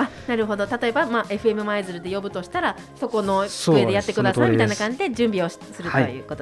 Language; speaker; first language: Japanese; native; Japanese